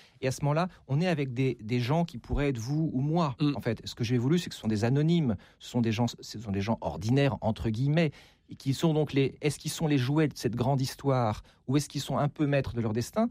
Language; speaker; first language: French; native; French